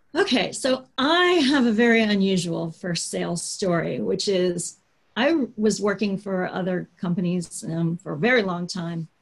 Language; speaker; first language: English; native; English